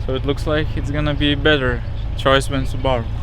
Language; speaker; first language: English; non-native, fluent; Lithuanian